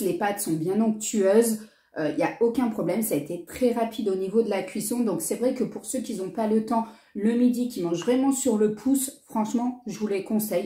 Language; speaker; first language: French; native; French